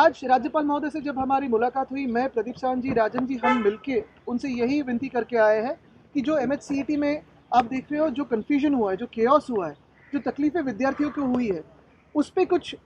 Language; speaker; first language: Hindi; non-native, local second language; Marathi